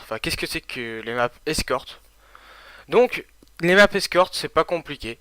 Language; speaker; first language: French; native; French